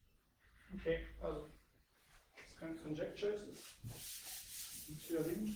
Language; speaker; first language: German; non-native, fluent; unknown